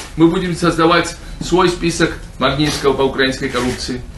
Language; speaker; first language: Russian; non-native, local second language; Georgian